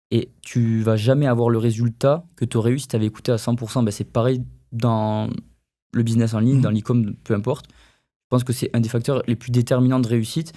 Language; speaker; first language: French; native; French